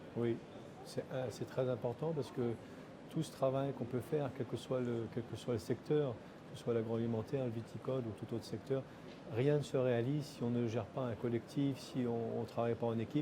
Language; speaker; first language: French; native; French